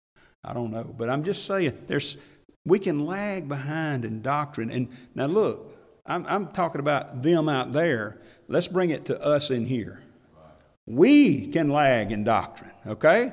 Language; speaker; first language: English; native; English